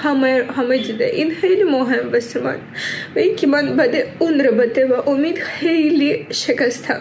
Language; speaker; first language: Persian; early bilingual, heritage; Persian